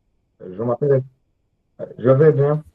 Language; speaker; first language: French; non-native, local second language; Rundi